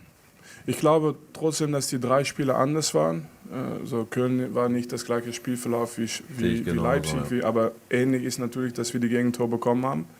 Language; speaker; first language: German; non-native, fluent; French